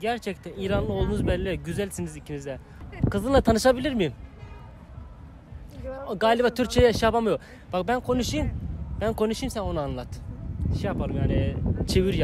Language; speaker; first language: Turkish; native; Turkish